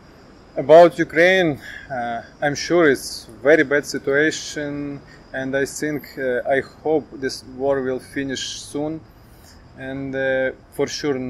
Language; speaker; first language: English; non-native, learner; Ukrainian